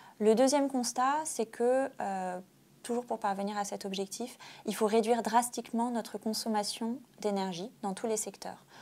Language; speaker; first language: French; native; French